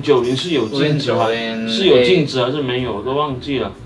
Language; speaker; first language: Chinese; native; Chinese